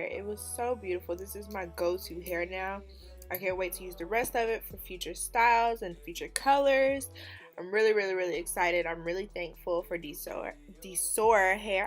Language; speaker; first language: English; native; English